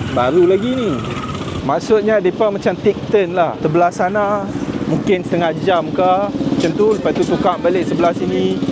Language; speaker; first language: Malay; non-native, local second language; Tamil